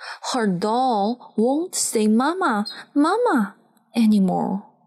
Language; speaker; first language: English; non-native, fluent; Chinese